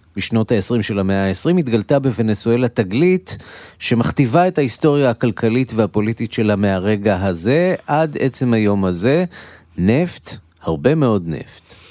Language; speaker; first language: Hebrew; native; Hebrew